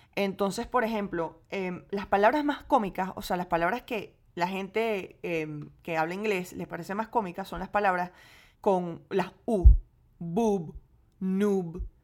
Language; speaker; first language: Spanish; native; Spanish